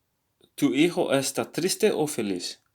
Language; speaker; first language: Spanish; non-native, learner; English